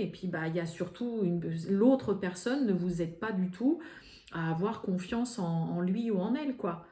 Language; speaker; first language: French; native; French